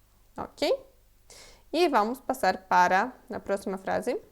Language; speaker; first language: Portuguese; non-native, fluent; Polish